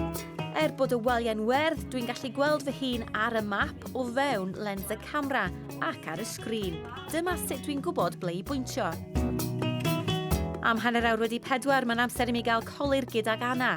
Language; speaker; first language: Welsh; native; Welsh